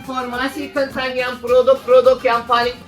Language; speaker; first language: Indonesian; non-native, learner; Turkish